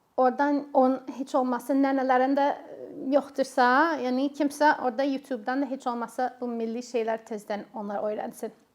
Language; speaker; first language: Azerbaijani; non-native, fluent; English